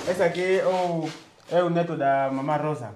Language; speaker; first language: Portuguese; non-native, learner; Vietnamese